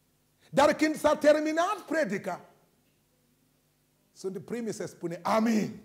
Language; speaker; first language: Romanian; non-native, learner; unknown